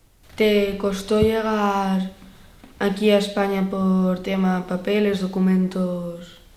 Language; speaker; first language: Spanish; non-native, local second language; Catalan